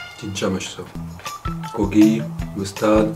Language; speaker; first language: Korean; non-native, learner; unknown